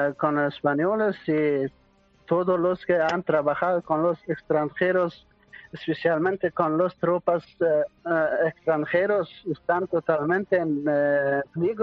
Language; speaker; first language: Spanish; non-native, learner; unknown